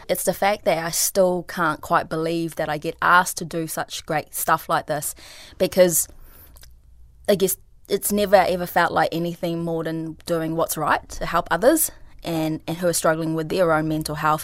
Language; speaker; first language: English; early bilingual, other home language; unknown